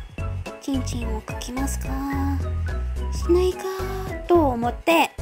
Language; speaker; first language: Japanese; non-native, learner; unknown